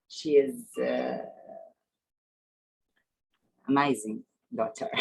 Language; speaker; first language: English; non-native, learner; Arabic